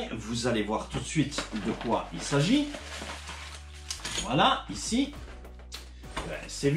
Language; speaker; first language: French; native; French